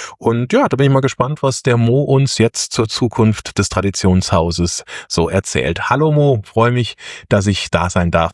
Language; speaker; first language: German; native; German